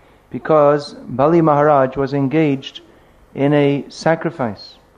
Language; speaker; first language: English; native; English